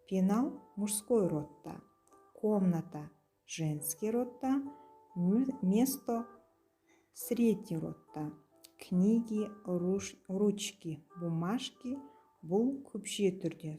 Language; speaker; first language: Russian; non-native, local second language; Kazakh